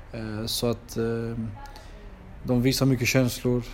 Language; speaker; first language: Swedish; early bilingual, other home language; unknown